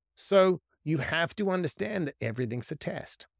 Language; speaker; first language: English; native; English